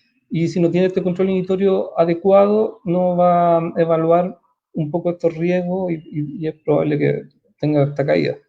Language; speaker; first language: Spanish; native; Spanish